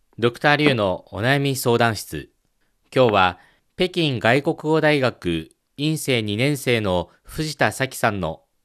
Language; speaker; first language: Japanese; non-native, fluent; Chinese